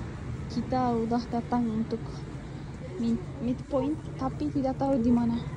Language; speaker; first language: Indonesian; non-native, learner; Turkish